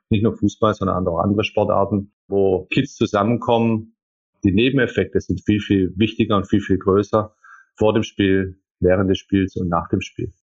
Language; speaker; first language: German; early bilingual, other home language; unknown